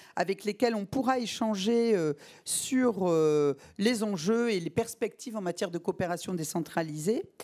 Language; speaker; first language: French; native; French